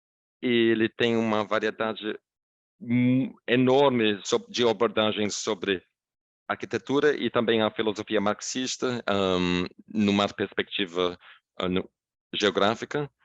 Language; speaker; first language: Portuguese; non-native, fluent; English